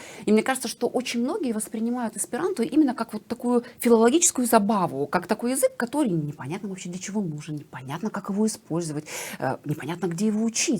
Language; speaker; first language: Russian; native; Russian